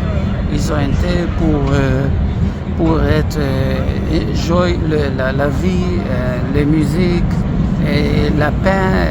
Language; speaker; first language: French; non-native, learner; Hebrew